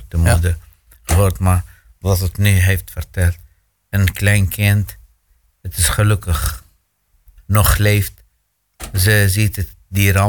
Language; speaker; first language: Dutch; non-native, fluent; Arabic